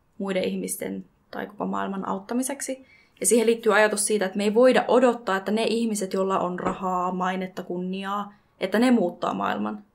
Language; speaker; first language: Finnish; native; Finnish